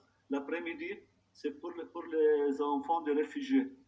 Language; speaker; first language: French; non-native, local second language; Arabic